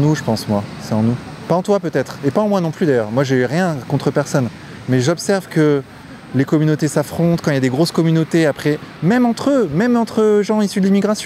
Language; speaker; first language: French; native; French